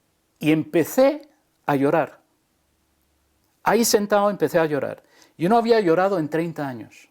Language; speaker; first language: Spanish; early bilingual, other home language; English